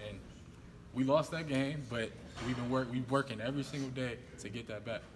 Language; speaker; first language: English; native; English